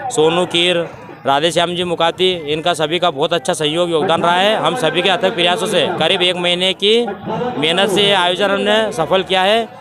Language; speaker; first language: Hindi; native; Hindi